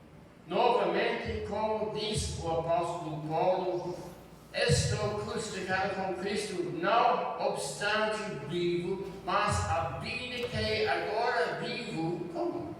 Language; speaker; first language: Portuguese; non-native, fluent; English